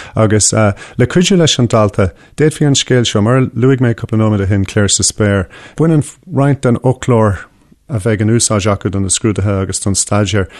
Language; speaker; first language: Irish; non-native, local second language; English